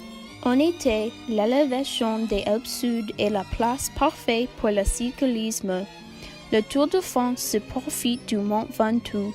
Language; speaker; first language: French; non-native, learner; English